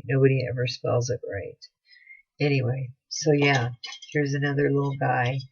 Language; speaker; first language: English; native; English